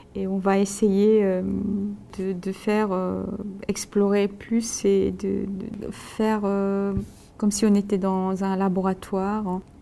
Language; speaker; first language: French; non-native, fluent; Korean